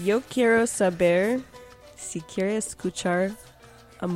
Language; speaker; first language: Spanish; non-native, local second language; English